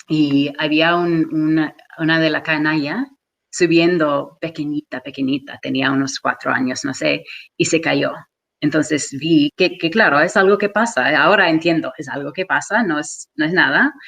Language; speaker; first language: Spanish; non-native, fluent; English